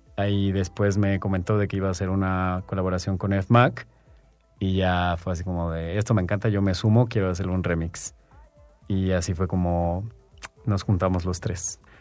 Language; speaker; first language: Spanish; native; Spanish